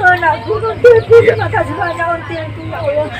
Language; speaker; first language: Indonesian; non-native, local second language; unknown